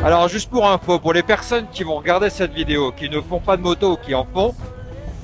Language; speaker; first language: French; native; French